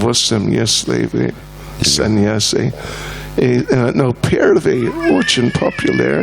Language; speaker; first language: Russian; non-native, learner; English